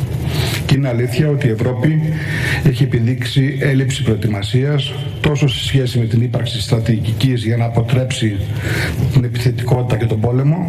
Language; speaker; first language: Greek; native; Greek